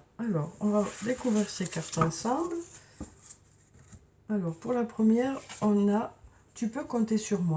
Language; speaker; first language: French; native; French